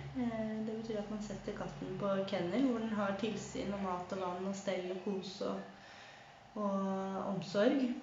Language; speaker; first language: Norwegian; native; Norwegian